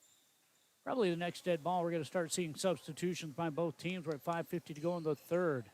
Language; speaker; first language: English; native; English